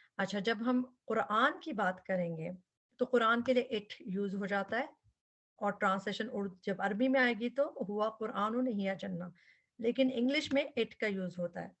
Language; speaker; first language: Urdu; native; Urdu